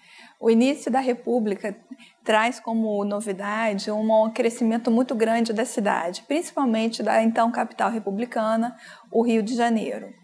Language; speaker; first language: Portuguese; native; Portuguese